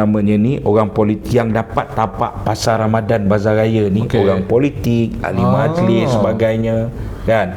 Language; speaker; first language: Malay; native; Malay